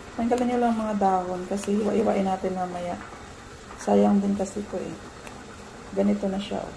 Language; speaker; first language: Filipino; non-native, local second language; Hiligaynon